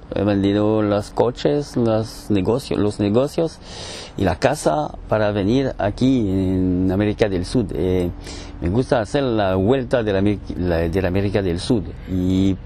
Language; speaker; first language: Spanish; non-native, learner; French